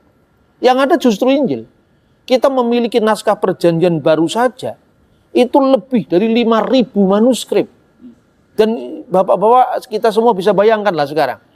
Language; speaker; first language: Indonesian; native; Indonesian